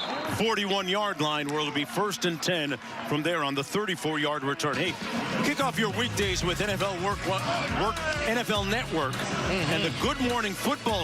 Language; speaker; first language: English; native; English